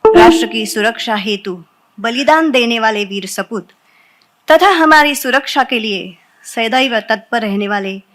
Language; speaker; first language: Hindi; non-native, local second language; Marathi